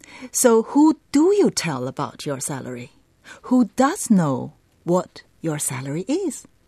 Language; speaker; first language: English; non-native, fluent; Chinese